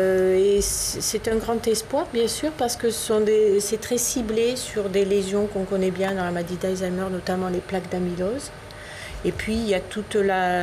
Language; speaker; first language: French; native; French